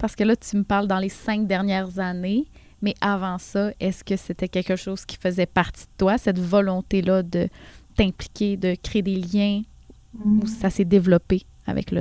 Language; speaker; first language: French; native; French